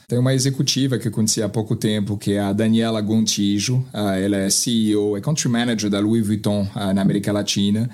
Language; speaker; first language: Portuguese; non-native, fluent; French